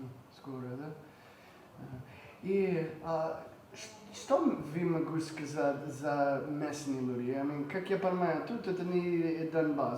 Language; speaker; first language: Russian; non-native, learner; English